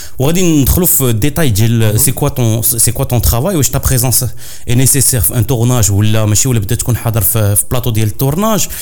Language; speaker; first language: French; non-native, local second language; Arabic